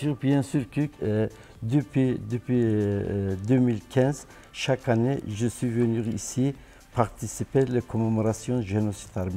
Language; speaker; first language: French; non-native, learner; Turkish